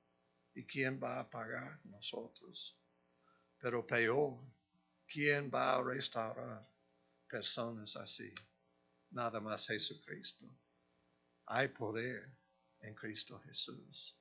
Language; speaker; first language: Spanish; non-native, fluent; English